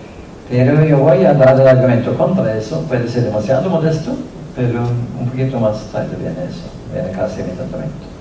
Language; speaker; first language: Spanish; non-native, fluent; Norwegian